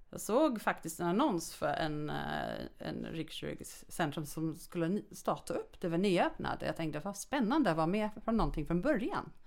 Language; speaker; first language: Swedish; non-native, fluent; English